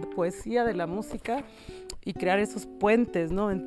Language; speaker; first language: Spanish; early bilingual, heritage; Spanish